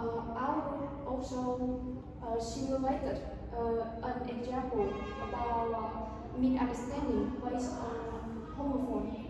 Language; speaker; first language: English; non-native, learner; Vietnamese